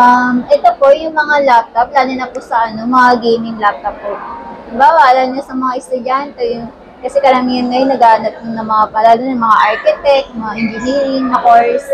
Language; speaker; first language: Filipino; native; Filipino